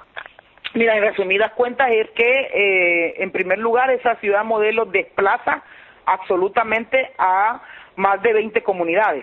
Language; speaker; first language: Spanish; native; Spanish